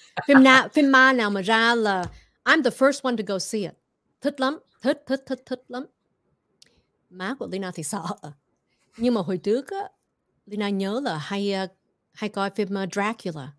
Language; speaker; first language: Vietnamese; early bilingual, heritage; Vietnamese